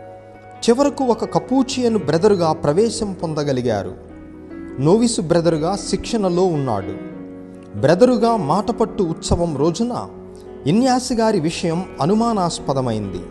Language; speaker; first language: Telugu; native; Telugu